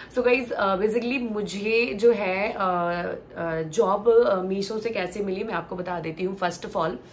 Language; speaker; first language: Hindi; non-native, local second language; Gujarati